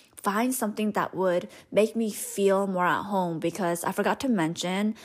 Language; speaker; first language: English; early bilingual, other home language; Hmong